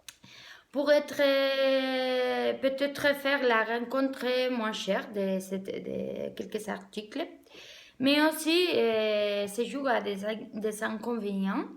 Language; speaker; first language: French; non-native, learner; Spanish